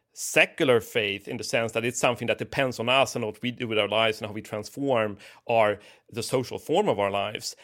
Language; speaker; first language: English; non-native, fluent; Swedish